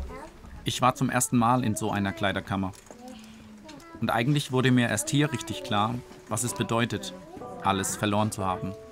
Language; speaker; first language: German; native; German